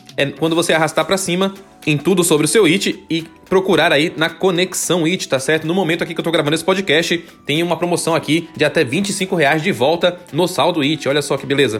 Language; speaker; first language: Portuguese; native; Portuguese